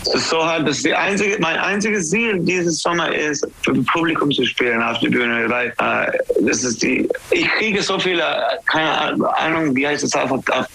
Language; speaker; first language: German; non-native, fluent; English